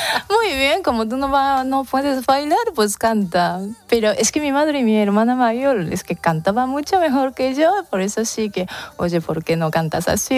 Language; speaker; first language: Spanish; non-native, fluent; Japanese